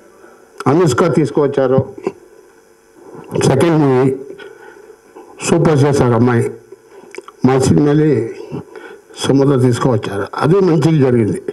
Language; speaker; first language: Telugu; non-native, learner; Kannada